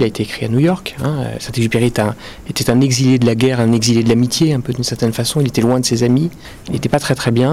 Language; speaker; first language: French; native; French